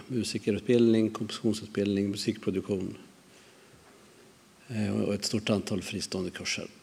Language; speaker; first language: Swedish; native; Swedish